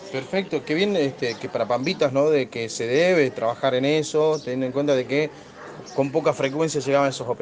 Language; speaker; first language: Spanish; native; Spanish